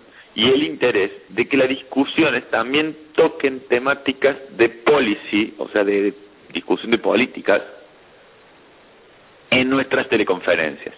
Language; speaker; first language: Spanish; native; Spanish